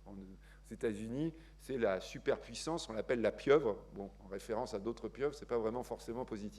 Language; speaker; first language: French; native; French